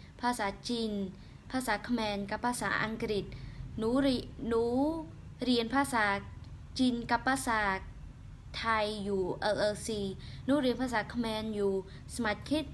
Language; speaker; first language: Thai; non-native, learner; Khmer